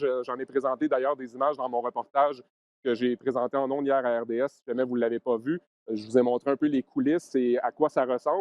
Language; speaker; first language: French; native; French